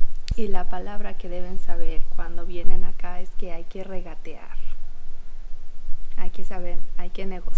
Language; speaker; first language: Spanish; non-native, local second language; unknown